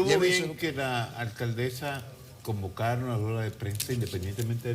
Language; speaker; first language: Spanish; native; Spanish